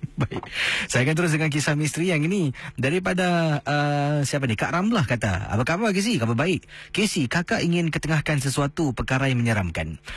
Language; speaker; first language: Malay; native; Malay